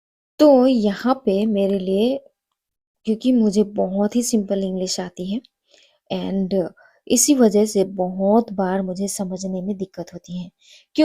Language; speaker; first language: Hindi; non-native, local second language; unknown